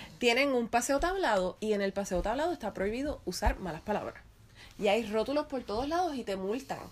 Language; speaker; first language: Spanish; native; Spanish